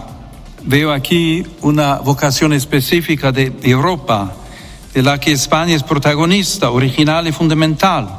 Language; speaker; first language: Spanish; non-native, fluent; English